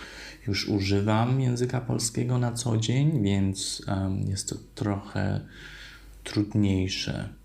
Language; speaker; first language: Polish; early bilingual, heritage; Polish